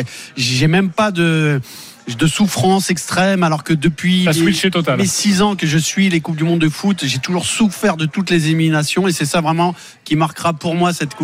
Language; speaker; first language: French; native; French